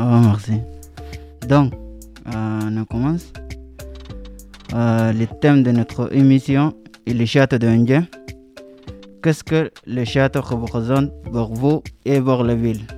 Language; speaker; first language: French; non-native, learner; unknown